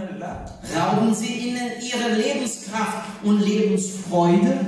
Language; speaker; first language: German; non-native, learner; Portuguese